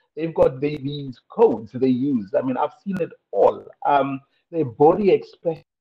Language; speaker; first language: English; non-native, local second language; Tswana